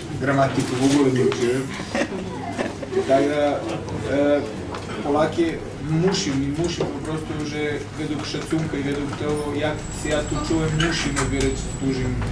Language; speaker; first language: Polish; non-native, fluent; Serbian